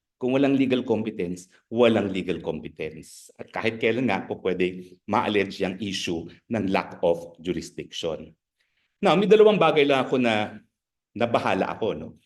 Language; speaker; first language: Filipino; native; Filipino